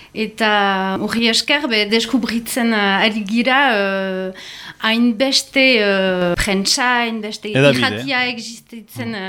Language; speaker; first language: Basque; non-native, local second language; French